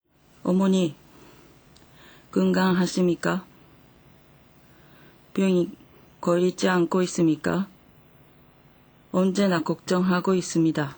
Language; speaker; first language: Korean; non-native, fluent; Japanese